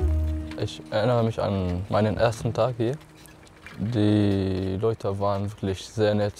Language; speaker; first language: German; non-native, learner; Arabic